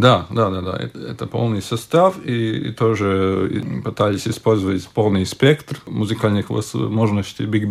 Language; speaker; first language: Russian; non-native, local second language; Latvian